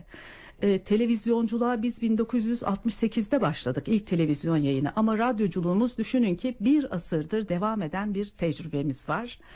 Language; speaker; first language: Turkish; native; Turkish